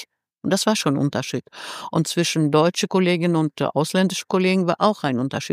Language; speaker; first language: German; non-native, fluent; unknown